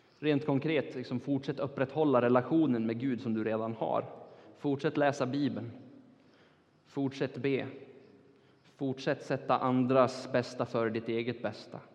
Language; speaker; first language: Swedish; non-native, fluent; Turkish